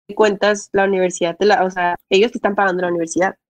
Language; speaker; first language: Spanish; native; Spanish